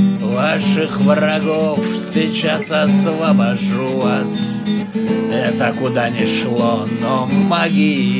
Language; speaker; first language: Russian; native; Russian